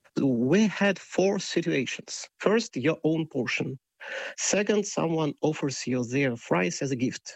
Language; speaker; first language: English; non-native, fluent; Russian